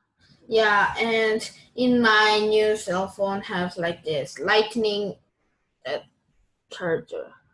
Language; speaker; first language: English; non-native, learner; Korean